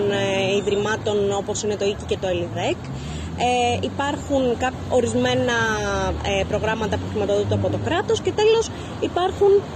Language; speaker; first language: Greek; native; Greek